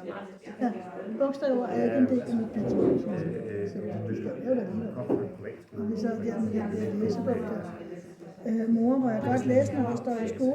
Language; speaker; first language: Danish; native; Danish